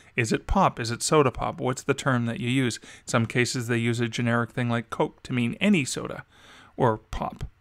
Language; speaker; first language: English; native; English